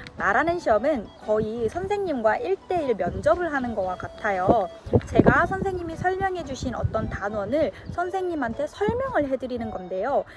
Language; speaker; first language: Korean; early bilingual, heritage; Korean